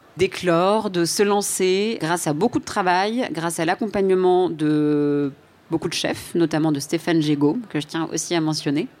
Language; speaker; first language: French; native; French